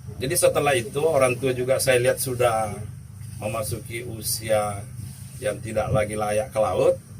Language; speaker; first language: Indonesian; non-native, local second language; Buginese